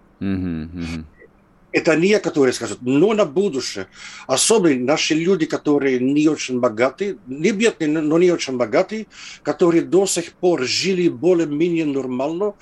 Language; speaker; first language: Russian; non-native, fluent; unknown